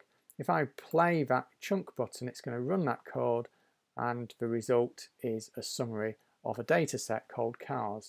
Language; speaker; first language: English; native; English